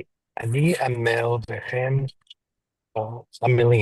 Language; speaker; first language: Hebrew; non-native, learner; English